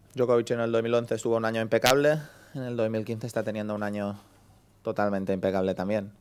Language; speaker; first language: Spanish; native; Spanish